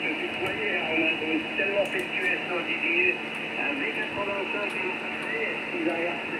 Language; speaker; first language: French; native; French